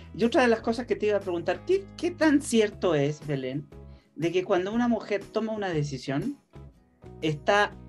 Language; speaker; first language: Spanish; native; Spanish